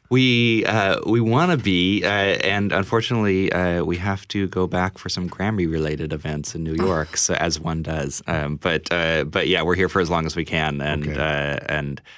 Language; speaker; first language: English; native; English